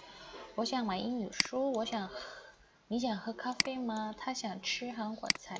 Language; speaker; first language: Chinese; non-native, fluent; Indonesian